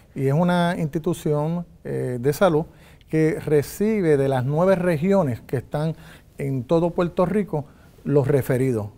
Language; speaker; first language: Spanish; native; Spanish